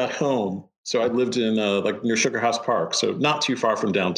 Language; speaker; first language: English; native; English